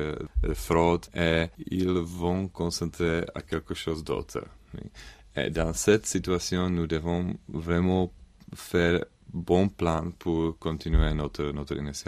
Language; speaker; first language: French; non-native, learner; Czech